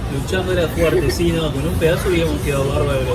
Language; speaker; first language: Spanish; native; Spanish